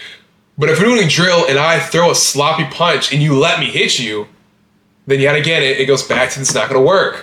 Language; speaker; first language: English; native; English